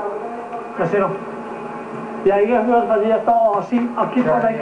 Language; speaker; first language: Danish; non-native, learner; Italian